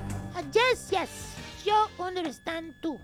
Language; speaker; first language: English; non-native, learner; Spanish